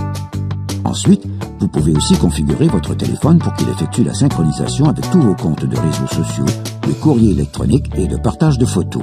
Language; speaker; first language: French; native; French